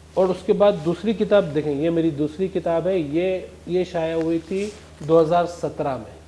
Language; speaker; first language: Urdu; non-native, local second language; Gujarati